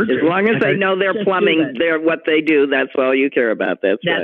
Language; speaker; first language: English; native; English